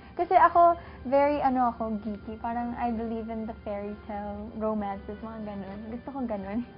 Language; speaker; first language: Filipino; early bilingual, other home language; English